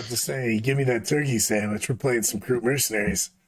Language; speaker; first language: English; native; English